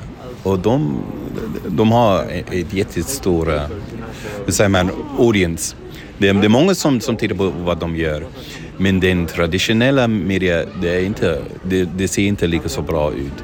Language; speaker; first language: Swedish; non-native, fluent; English